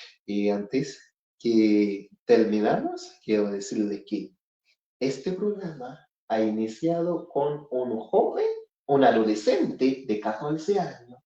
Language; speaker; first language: Spanish; non-native, fluent; Haitian Creole